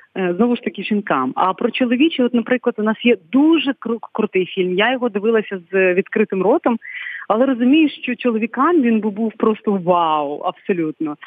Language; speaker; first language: Ukrainian; non-native, local second language; Bulgarian